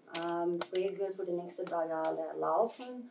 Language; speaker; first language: German; non-native, fluent; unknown